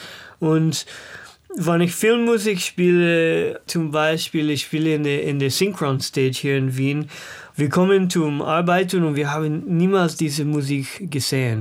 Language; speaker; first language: German; non-native, learner; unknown